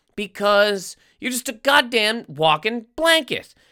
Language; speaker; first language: English; native; English